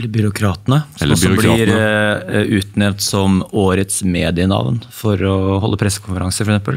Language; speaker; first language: Norwegian; native; Norwegian